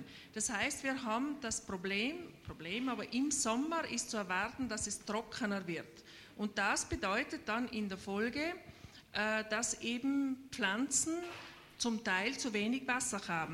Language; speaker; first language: German; native; German